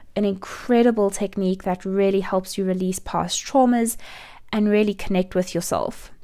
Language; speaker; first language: English; native; English